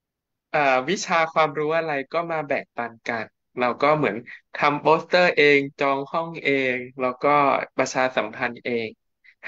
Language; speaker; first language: Thai; native; Thai